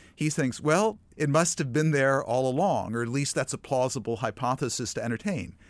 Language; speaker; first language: English; native; English